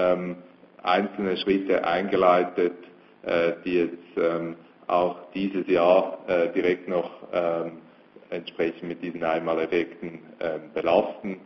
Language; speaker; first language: German; native; German